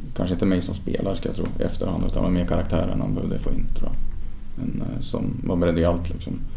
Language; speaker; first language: Swedish; native; Swedish